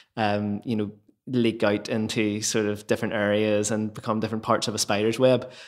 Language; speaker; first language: English; native; English